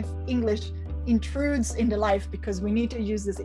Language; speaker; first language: English; non-native, fluent; Italian